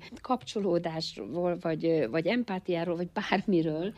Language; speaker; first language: Hungarian; native; Hungarian